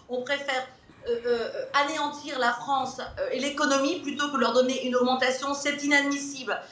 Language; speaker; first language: French; native; French